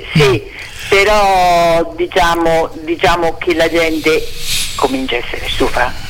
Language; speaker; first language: Italian; native; Italian